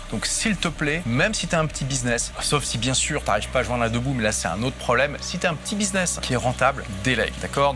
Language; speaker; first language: French; native; French